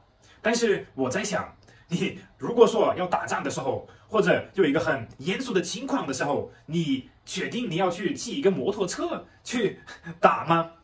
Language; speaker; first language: Chinese; non-native, fluent; German